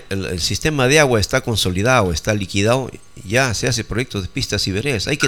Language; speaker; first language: Spanish; native; Spanish